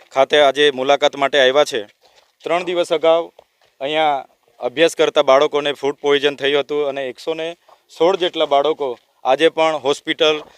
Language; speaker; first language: Gujarati; native; Gujarati